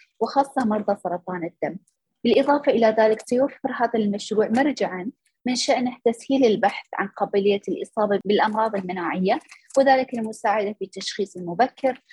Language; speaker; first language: Arabic; native; Arabic